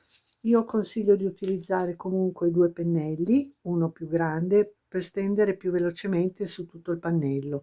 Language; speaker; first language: Italian; native; Italian